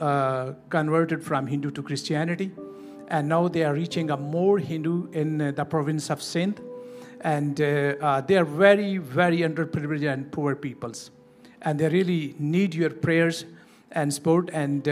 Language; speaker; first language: English; non-native, local second language; Urdu